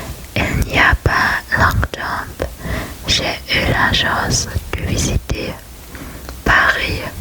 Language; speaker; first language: French; non-native, learner; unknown